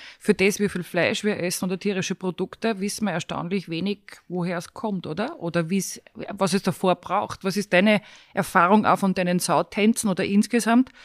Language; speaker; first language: German; native; German